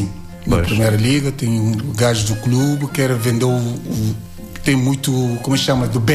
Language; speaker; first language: Portuguese; non-native, learner; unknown